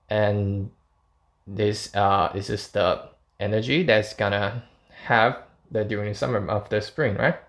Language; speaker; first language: English; non-native, fluent; Chinese